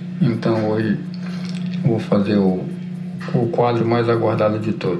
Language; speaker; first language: Portuguese; native; Portuguese